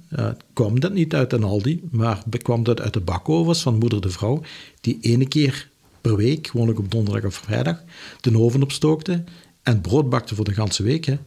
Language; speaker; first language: Dutch; native; Dutch